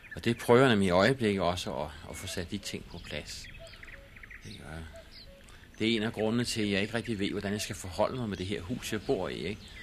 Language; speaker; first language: Danish; native; Danish